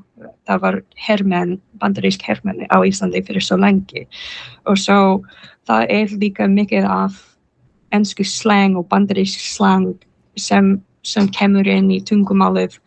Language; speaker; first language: Icelandic; non-native, learner; English